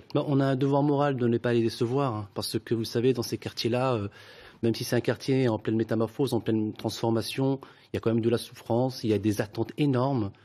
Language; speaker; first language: French; native; French